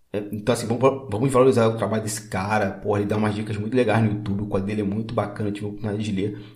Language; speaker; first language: Portuguese; native; Portuguese